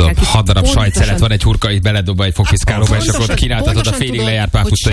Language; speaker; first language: Hungarian; native; Hungarian